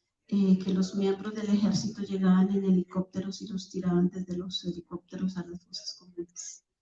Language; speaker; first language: Spanish; native; Spanish